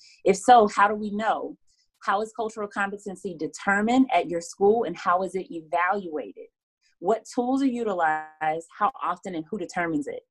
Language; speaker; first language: English; native; English